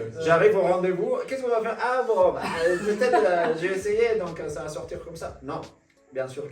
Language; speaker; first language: French; non-native, fluent; Spanish